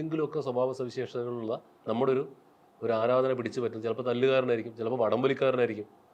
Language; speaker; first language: Malayalam; native; Malayalam